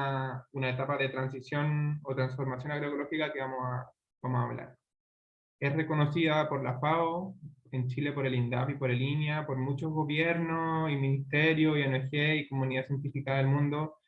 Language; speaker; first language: Spanish; native; Spanish